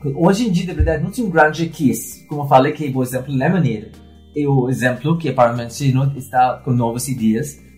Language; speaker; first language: Portuguese; non-native, fluent; English